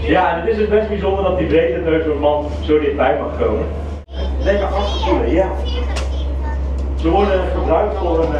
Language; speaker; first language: Dutch; native; Dutch